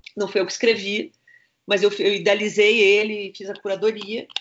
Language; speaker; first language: Portuguese; native; Portuguese